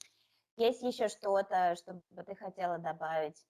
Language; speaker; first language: Russian; native; Russian